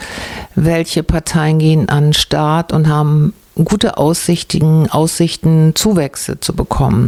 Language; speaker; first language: German; native; German